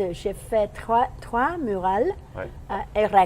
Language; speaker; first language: French; non-native, learner; English